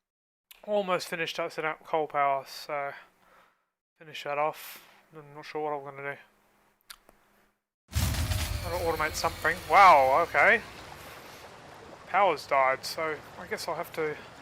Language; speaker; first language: English; native; English